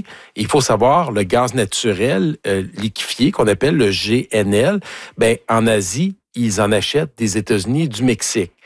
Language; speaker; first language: French; native; French